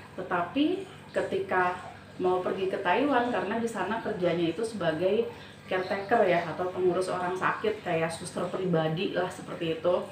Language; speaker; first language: Indonesian; native; Indonesian